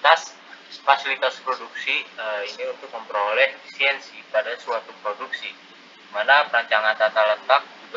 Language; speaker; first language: Indonesian; native; Indonesian